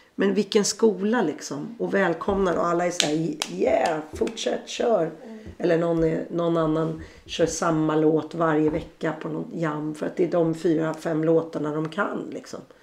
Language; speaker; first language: Swedish; native; Swedish